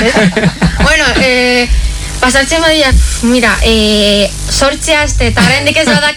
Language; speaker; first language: Basque; non-native, local second language; Spanish